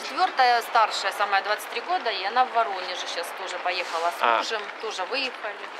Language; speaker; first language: Russian; native; Russian